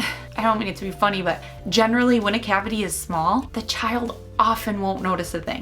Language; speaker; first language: English; native; English